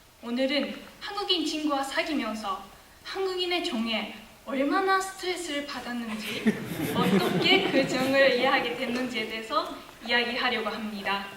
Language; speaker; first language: Korean; non-native, fluent; Japanese